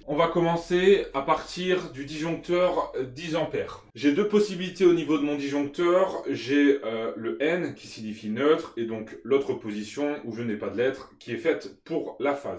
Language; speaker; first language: French; native; French